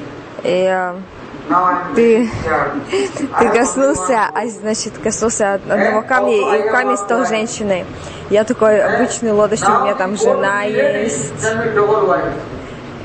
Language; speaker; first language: Russian; native; Russian